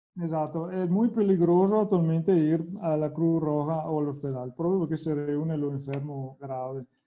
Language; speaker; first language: Spanish; non-native, fluent; Italian